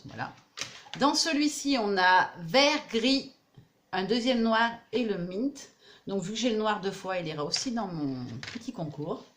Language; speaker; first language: French; native; French